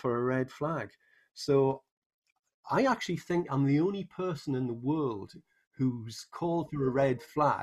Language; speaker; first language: English; native; English